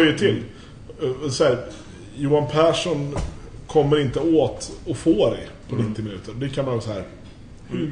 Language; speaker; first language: Swedish; native; Swedish